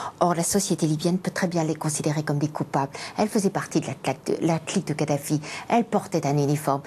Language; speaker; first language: French; native; French